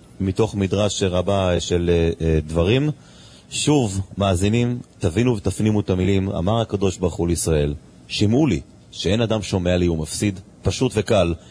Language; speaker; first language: Hebrew; native; Hebrew